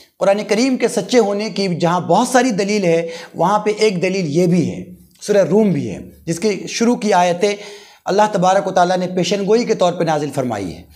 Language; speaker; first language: Urdu; native; Urdu